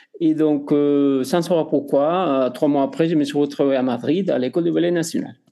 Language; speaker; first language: French; non-native, fluent; Spanish